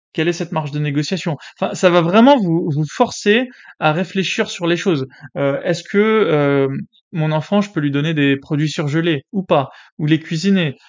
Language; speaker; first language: French; native; French